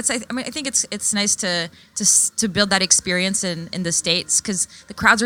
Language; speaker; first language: English; non-native, local second language; French